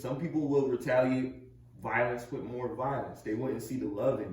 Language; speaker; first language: English; native; English